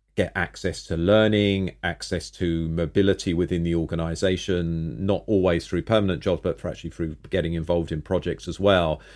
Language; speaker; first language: English; native; English